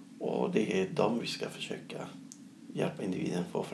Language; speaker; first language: Swedish; non-native, fluent; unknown